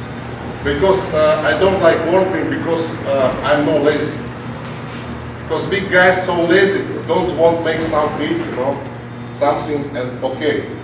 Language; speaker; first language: English; non-native, learner; Russian